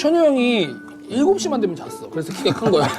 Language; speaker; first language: Korean; native; Korean